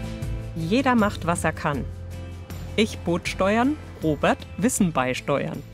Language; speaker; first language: German; native; German